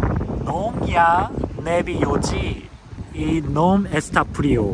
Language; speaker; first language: Portuguese; non-native, learner; Korean